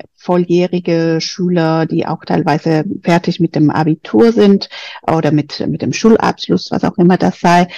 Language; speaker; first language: German; non-native, fluent; Spanish